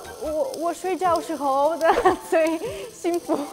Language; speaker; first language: Chinese; non-native, learner; Russian